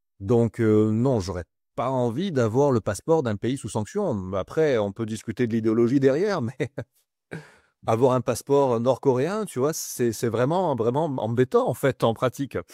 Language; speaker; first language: French; native; French